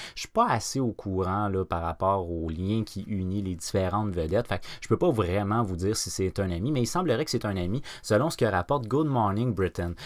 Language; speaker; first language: French; native; French